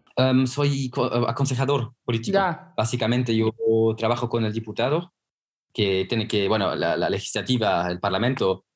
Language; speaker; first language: Spanish; non-native, fluent; Luxembourgish